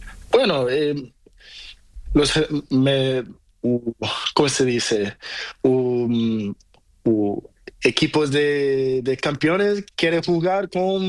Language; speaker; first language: Spanish; non-native, learner; Portuguese